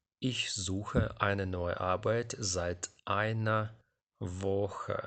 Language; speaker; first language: German; non-native, fluent; Ukrainian